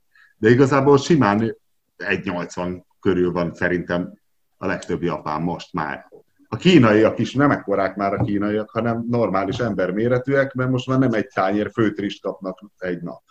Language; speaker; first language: Hungarian; native; Hungarian